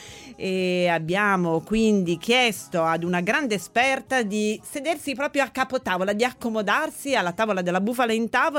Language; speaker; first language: Italian; native; Italian